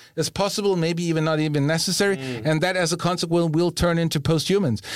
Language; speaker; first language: English; non-native, fluent; German